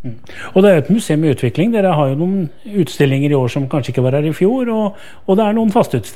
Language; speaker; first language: Norwegian; native; Norwegian